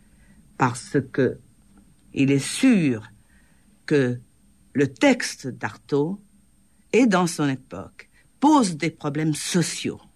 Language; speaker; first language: French; native; French